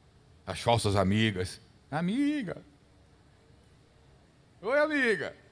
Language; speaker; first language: Portuguese; native; Portuguese